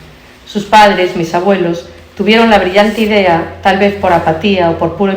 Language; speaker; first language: Spanish; native; Spanish